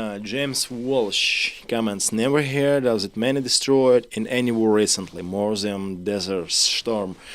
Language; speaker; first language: English; non-native, learner; Ukrainian